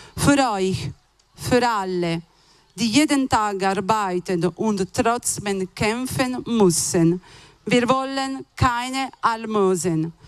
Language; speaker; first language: German; non-native, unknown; Italian